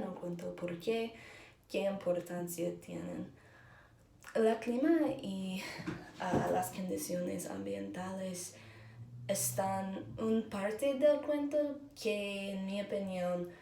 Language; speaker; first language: Spanish; non-native, learner; English